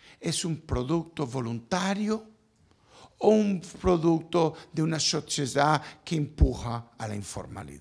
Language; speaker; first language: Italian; non-native, learner; Spanish